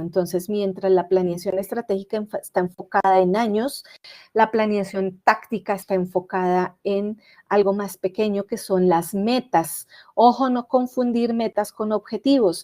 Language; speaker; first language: Spanish; native; Spanish